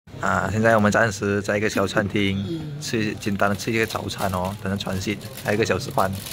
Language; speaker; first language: Chinese; native; Chinese